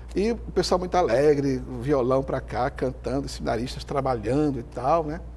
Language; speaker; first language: Portuguese; native; Portuguese